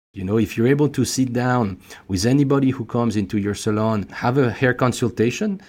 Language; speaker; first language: English; non-native, fluent; French